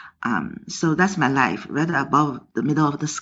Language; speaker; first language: English; non-native, fluent; Chinese